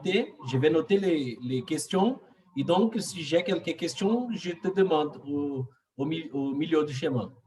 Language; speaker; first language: French; non-native, fluent; Portuguese